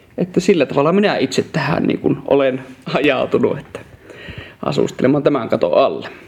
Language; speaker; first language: Finnish; native; Finnish